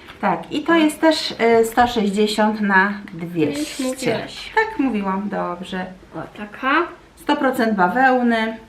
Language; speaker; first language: Polish; native; Polish